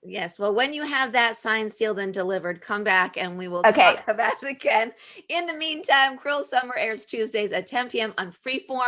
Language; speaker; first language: English; native; English